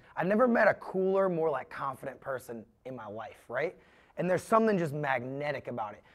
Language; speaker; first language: English; native; English